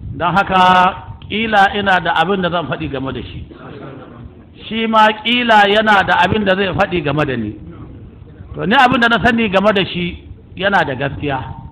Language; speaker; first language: Hausa; native; Hausa